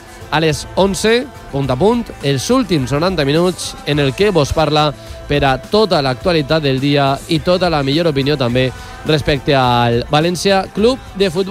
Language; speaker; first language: Catalan; native; Catalan